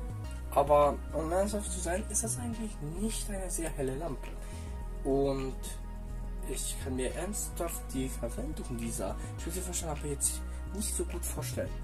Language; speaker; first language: German; non-native, fluent; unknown